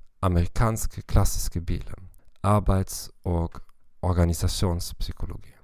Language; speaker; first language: Norwegian; non-native, learner; German